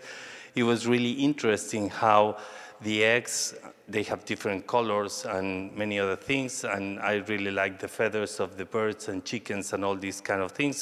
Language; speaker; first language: English; non-native, fluent; Spanish